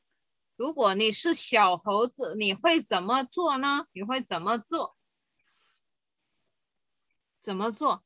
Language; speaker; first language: Chinese; non-native, fluent; Vietnamese